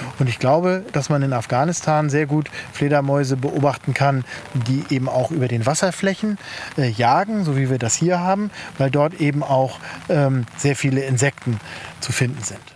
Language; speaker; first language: German; native; German